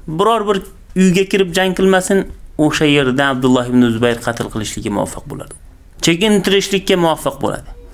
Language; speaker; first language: Uzbek; native; Uzbek